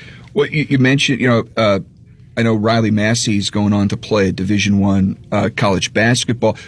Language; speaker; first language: English; native; English